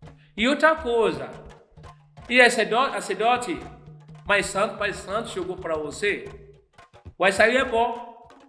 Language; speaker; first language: Portuguese; non-native, learner; Yoruba